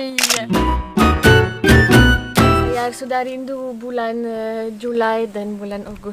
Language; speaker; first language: Indonesian; non-native, learner; French